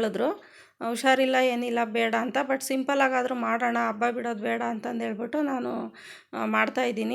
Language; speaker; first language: Kannada; native; Kannada